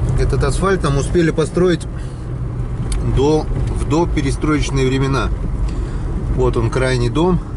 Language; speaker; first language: Russian; non-native, local second language; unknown